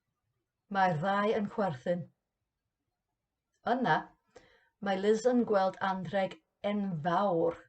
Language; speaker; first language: Welsh; non-native, learner; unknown